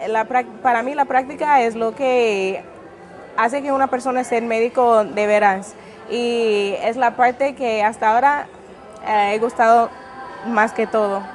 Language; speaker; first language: Spanish; non-native, fluent; English